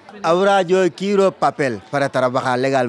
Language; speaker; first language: Spanish; non-native, learner; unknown